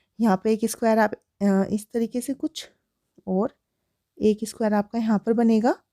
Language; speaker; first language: Hindi; native; Hindi